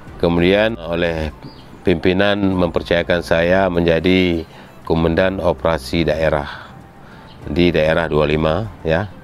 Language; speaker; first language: Malay; non-native, local second language; Achinese